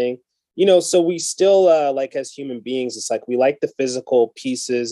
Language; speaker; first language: English; native; English